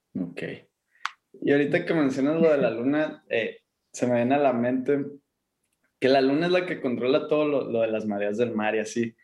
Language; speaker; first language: Spanish; native; Spanish